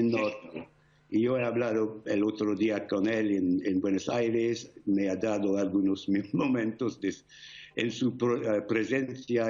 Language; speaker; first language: Spanish; non-native, fluent; English